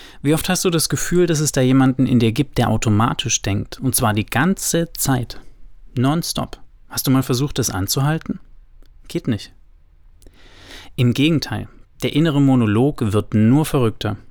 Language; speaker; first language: German; native; German